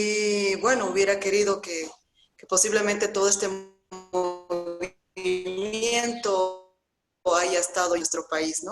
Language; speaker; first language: Spanish; native; Spanish